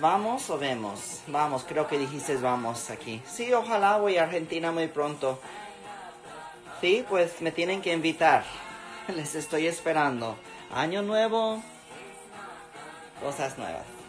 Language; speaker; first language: Spanish; early bilingual, other home language; English